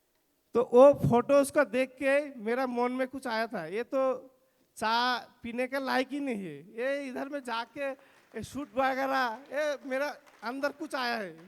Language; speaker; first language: Hindi; non-native, local second language; Bangla